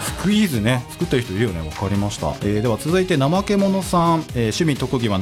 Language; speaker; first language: Japanese; native; Japanese